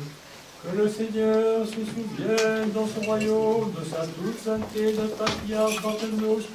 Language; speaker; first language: French; native; French